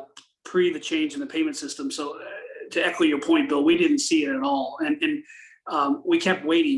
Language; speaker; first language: English; native; English